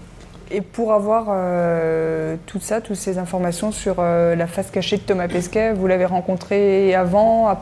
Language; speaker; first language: French; native; French